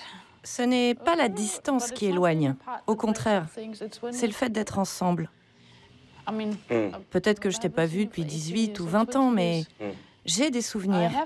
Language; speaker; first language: French; non-native, fluent; Danish